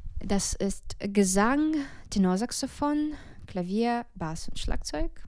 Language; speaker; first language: German; non-native, fluent; Ukrainian